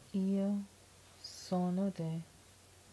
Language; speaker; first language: Italian; non-native, learner; English